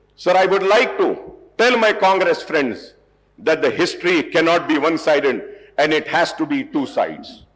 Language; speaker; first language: English; non-native, local second language; Urdu